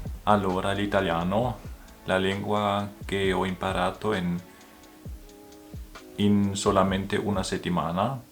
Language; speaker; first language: Italian; non-native, learner; German